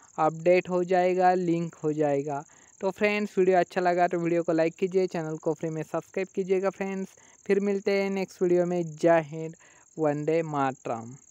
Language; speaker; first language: Hindi; non-native, local second language; Marathi